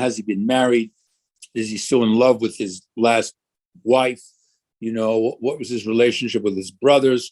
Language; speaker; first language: English; native; English